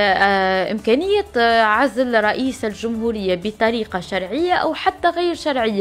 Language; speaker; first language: Arabic; native; Arabic